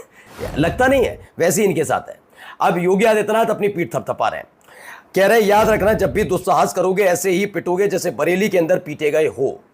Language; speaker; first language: Hindi; native; Hindi